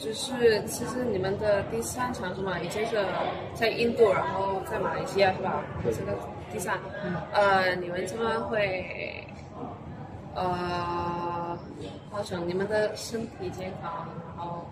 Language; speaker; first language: Chinese; non-native, learner; Indonesian